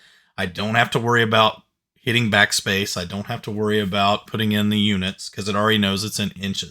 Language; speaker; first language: English; native; English